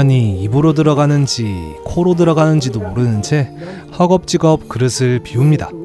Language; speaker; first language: Korean; native; Korean